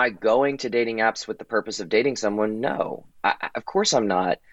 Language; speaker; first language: English; native; English